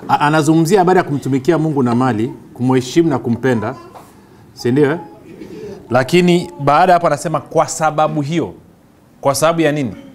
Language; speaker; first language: Swahili; native; Swahili